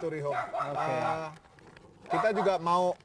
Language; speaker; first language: Indonesian; native; Indonesian